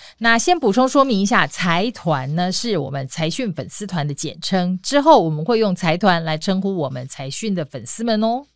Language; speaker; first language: Chinese; native; Chinese